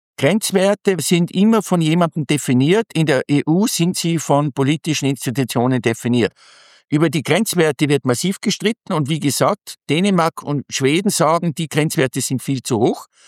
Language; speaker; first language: German; native; German